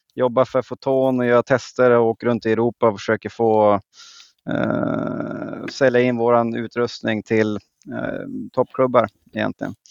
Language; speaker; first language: Swedish; native; Swedish